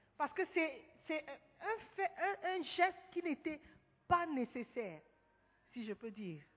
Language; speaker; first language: French; non-native, fluent; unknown